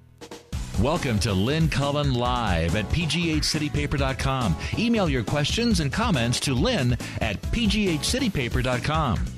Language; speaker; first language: English; native; English